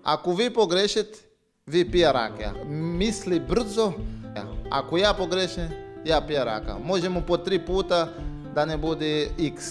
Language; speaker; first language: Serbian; non-native, learner; Portuguese